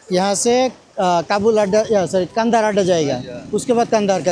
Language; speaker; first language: Hindi; non-native, local second language; Bangla